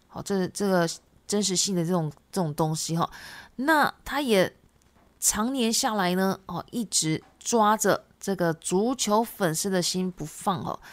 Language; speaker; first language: Chinese; non-native, fluent; Japanese